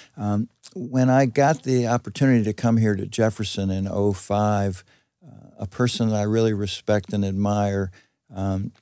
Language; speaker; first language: English; early bilingual, other home language; Greek